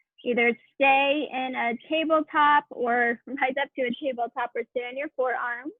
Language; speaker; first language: English; native; English